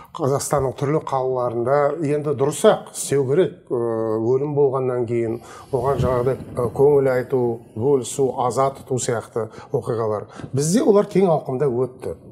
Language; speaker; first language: Kazakh; native; Kazakh